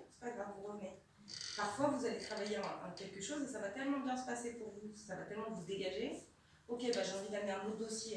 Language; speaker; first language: French; native; French